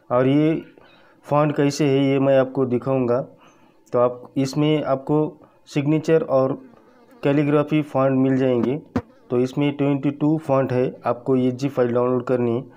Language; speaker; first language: Hindi; non-native, local second language; Marathi